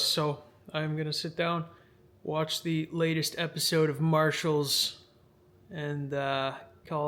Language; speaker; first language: English; native; English